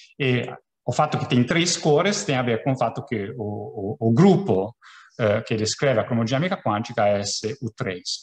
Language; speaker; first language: Portuguese; non-native, fluent; Italian